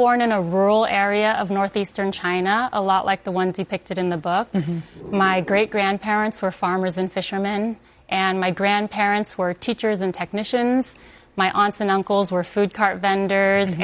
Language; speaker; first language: English; non-native, local second language; Chinese